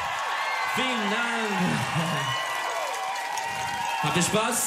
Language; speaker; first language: German; non-native, learner; Turkish